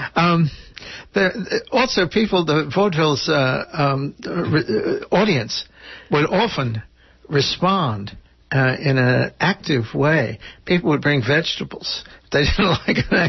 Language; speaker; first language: English; native; English